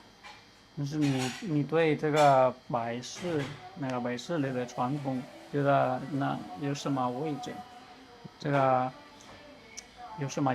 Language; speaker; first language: Chinese; non-native, learner; Spanish